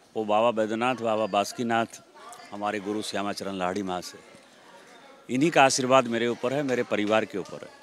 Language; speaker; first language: Hindi; native; Hindi